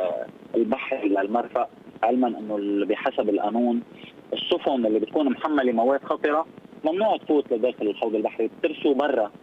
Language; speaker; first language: Arabic; native; Arabic